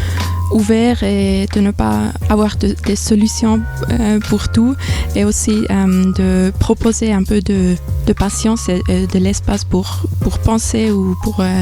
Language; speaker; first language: French; non-native, fluent; German